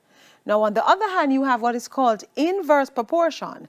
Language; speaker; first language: English; native; English